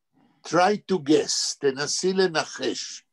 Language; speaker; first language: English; non-native, fluent; Hebrew